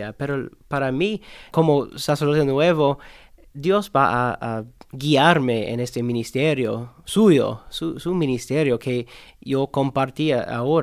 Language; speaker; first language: Spanish; non-native, learner; English